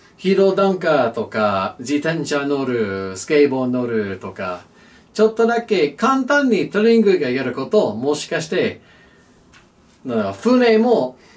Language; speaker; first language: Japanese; non-native, learner; English